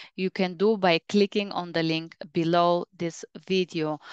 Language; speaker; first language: English; non-native, fluent; Bulgarian